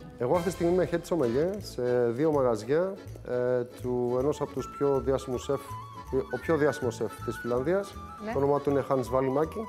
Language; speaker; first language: Greek; native; Greek